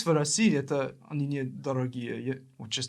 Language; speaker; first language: Russian; non-native, learner; English